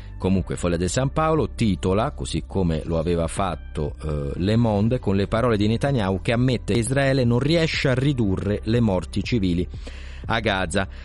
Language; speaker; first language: Italian; native; Italian